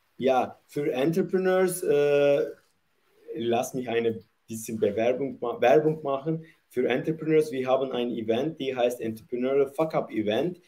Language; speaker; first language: German; non-native, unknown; Turkish